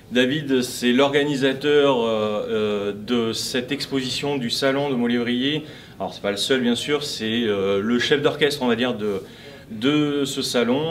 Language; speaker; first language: French; native; French